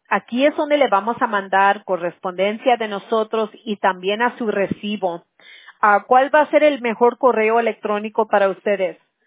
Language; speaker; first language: Spanish; early bilingual, other home language; English